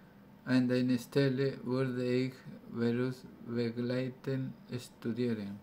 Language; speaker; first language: German; non-native, learner; Spanish